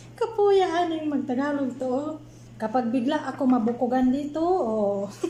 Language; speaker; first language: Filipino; non-native, local second language; Cebuano